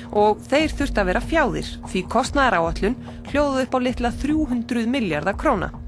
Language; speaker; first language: Icelandic; native; Icelandic